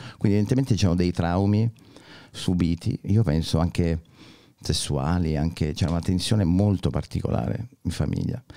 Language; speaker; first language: Italian; native; Italian